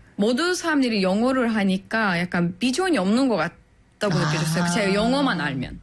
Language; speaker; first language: Korean; non-native, fluent; Turkish